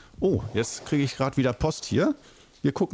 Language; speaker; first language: German; native; German